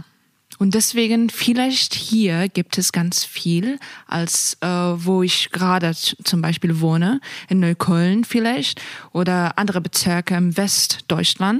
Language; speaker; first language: German; non-native, fluent; Persian